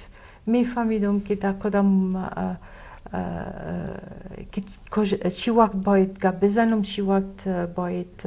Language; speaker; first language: Persian; non-native, fluent; Arabic